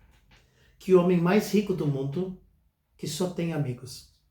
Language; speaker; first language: Portuguese; non-native, fluent; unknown